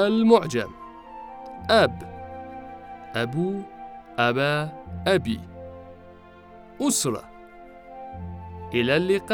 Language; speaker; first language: Arabic; non-native, fluent; Persian